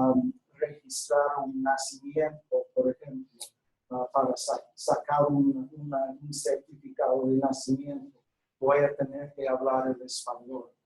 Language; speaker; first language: Spanish; non-native, fluent; English